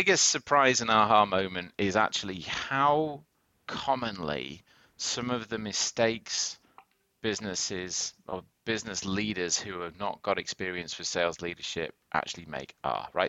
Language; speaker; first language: English; native; English